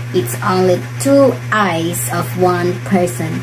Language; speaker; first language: English; non-native, local second language; Cebuano